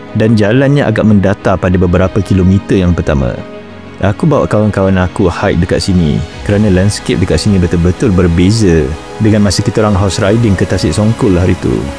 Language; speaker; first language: Malay; native; Malay